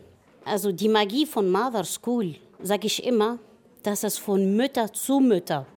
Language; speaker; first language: German; non-native, fluent; Arabic